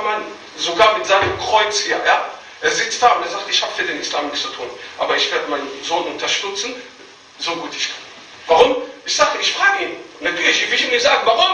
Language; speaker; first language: German; non-native, fluent; Arabic